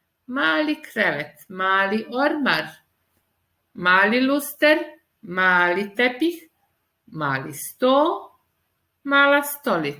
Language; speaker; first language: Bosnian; early bilingual, heritage; Serbian